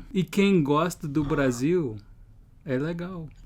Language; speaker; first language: Portuguese; non-native, fluent; English